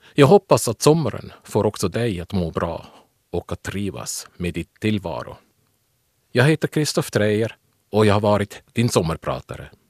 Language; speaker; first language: Swedish; non-native, fluent; German